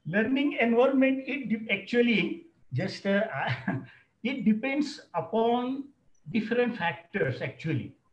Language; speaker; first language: English; non-native, local second language; Marathi